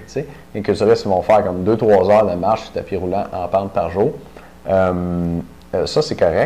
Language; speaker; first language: French; native; French